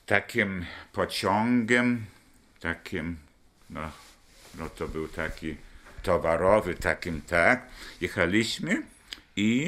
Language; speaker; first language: Polish; non-native, local second language; German